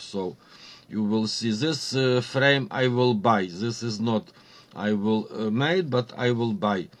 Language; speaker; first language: English; non-native, learner; Ukrainian